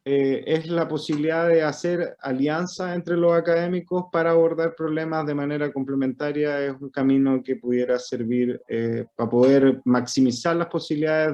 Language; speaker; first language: Spanish; native; Spanish